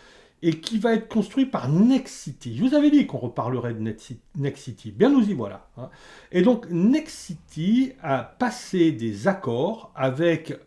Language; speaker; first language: French; native; French